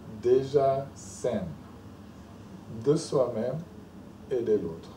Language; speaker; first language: French; non-native, fluent; German